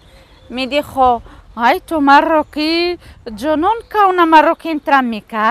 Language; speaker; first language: Spanish; non-native, learner; Arabic